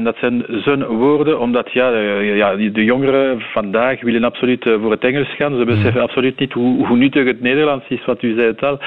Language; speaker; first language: Dutch; non-native, local second language; French